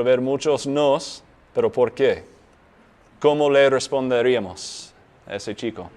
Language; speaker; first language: Spanish; non-native, fluent; English